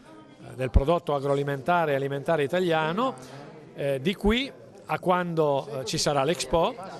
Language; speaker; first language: Italian; native; Italian